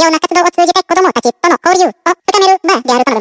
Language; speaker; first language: Japanese; non-native, fluent; Indonesian